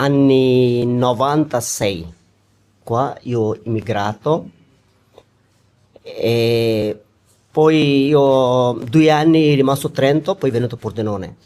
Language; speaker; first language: Italian; non-native, learner; Bangla